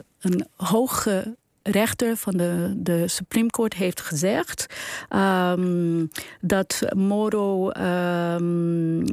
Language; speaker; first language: Dutch; non-native, fluent; Portuguese